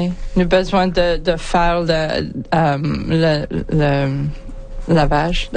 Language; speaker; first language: French; non-native, fluent; English